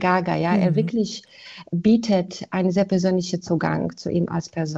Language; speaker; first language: German; non-native, fluent; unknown